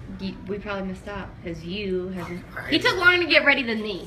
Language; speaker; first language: English; native; English